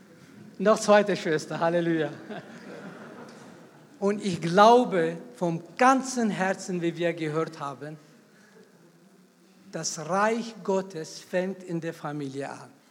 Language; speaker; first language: German; non-native, fluent; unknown